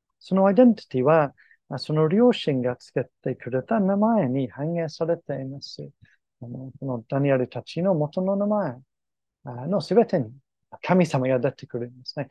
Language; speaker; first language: Japanese; non-native, fluent; English